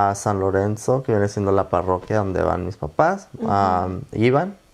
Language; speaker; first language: Spanish; early bilingual, other home language; English